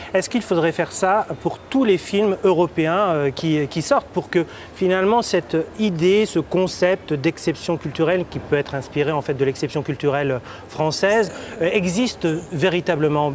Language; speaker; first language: French; native; French